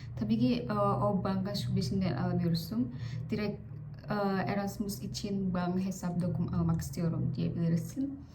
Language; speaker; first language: Turkish; non-native, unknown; Vietnamese